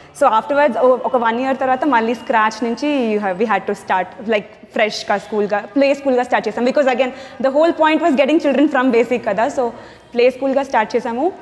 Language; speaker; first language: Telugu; non-native, local second language; Tamil